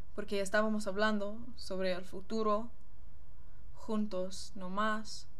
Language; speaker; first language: Spanish; non-native, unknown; English